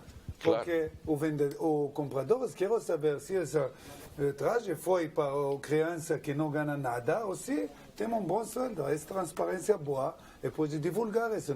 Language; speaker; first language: Portuguese; non-native, learner; Hebrew